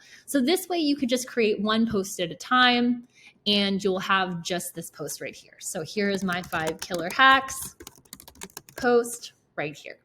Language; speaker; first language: English; native; English